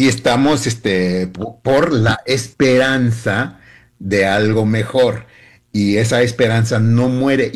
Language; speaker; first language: Spanish; early bilingual, heritage; Spanish